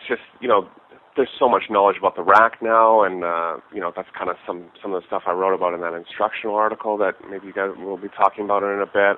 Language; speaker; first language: English; native; English